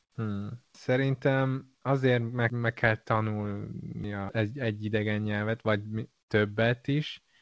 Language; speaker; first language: Hungarian; non-native, fluent; Chinese